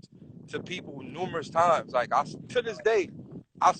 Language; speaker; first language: English; native; English